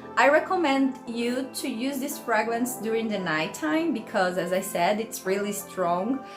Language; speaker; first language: English; non-native, fluent; Portuguese